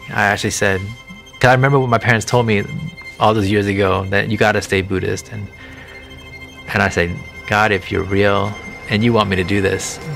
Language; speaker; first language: English; native; English